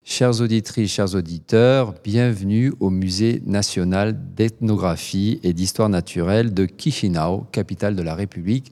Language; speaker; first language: French; native; French